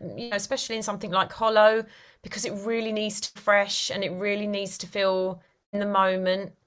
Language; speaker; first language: English; native; English